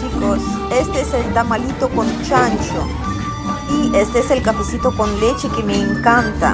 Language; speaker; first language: Spanish; non-native, fluent; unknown